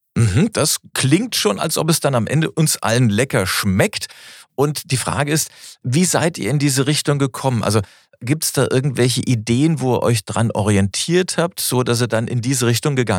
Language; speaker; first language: German; native; German